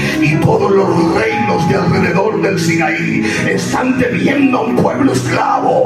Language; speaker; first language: Spanish; native; Spanish